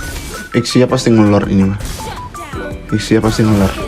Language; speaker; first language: Indonesian; native; Indonesian